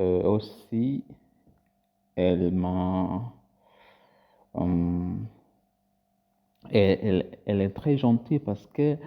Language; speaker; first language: French; non-native, learner; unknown